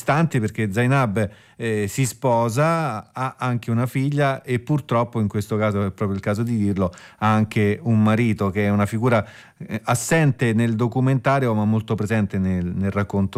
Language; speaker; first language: Italian; native; Italian